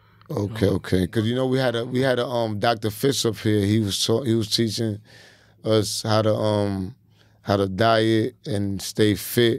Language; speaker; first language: English; early bilingual, other home language; Spanish